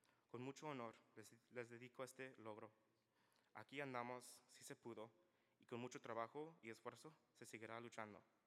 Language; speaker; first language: Spanish; early bilingual, heritage; Spanish